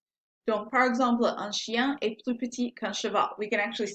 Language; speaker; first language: French; non-native, fluent; English